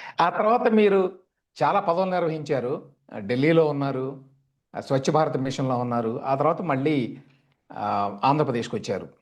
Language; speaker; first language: Telugu; native; Telugu